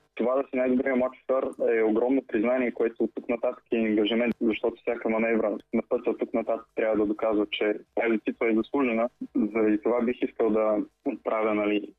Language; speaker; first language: Bulgarian; native; Bulgarian